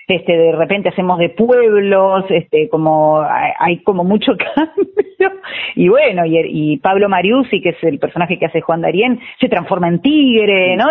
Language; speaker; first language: Spanish; native; Spanish